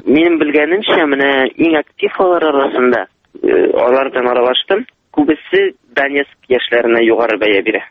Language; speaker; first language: Tatar; native; Tatar